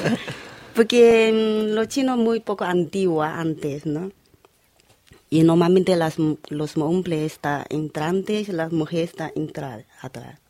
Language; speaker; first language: Spanish; non-native, learner; Chinese